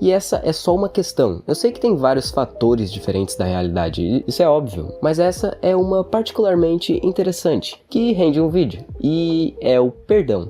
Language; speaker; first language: Portuguese; native; Portuguese